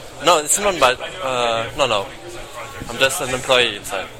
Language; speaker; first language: English; non-native, learner; French